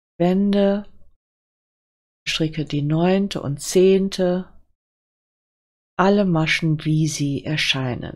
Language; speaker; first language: German; native; German